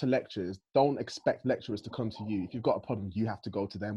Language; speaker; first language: English; native; English